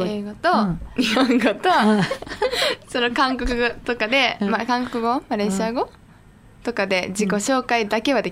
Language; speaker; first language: Japanese; native; Japanese